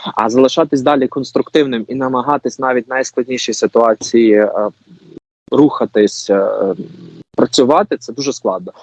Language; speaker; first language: Ukrainian; native; Ukrainian